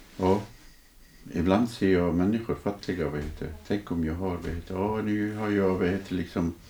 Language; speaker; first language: Swedish; non-native, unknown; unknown